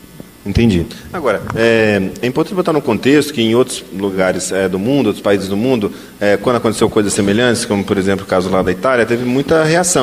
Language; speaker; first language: Portuguese; native; Portuguese